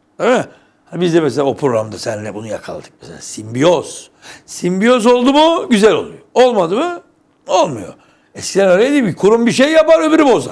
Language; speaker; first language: Turkish; native; Turkish